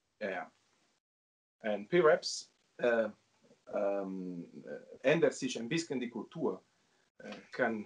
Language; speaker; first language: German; non-native, learner; Italian